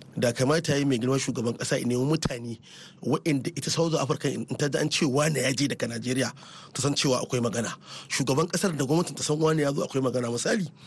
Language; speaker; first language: Hausa; native; Hausa